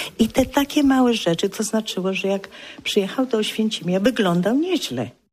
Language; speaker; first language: Polish; early bilingual, heritage; Polish